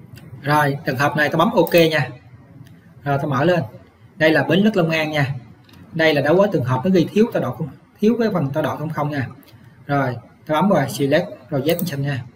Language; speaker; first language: Vietnamese; native; Vietnamese